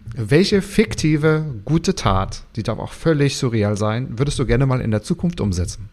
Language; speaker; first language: German; native; German